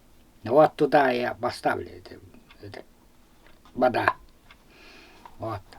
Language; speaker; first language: Russian; non-native, local second language; Yakut